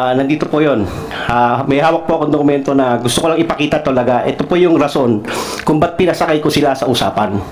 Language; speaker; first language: Filipino; non-native, local second language; Cebuano